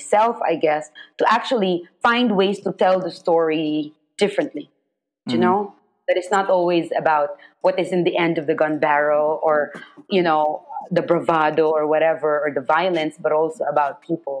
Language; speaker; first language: English; non-native, local second language; Filipino